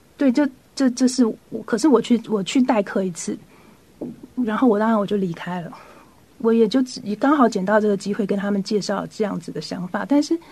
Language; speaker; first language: Chinese; native; Chinese